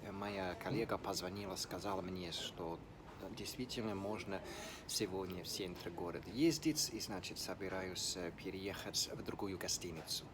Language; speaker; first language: Russian; non-native, fluent; English